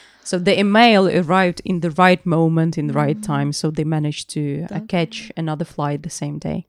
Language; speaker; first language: English; non-native, fluent; Ukrainian